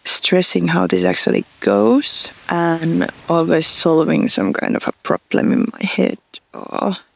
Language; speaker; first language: English; non-native, fluent; Finnish